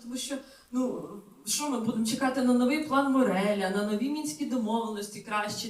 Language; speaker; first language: Ukrainian; native; Ukrainian